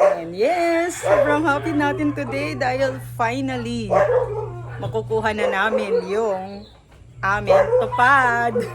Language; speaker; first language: Filipino; non-native, local second language; Iloko